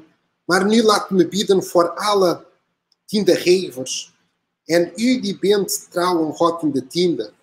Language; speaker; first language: Dutch; non-native, learner; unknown